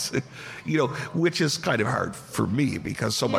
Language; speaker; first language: English; native; English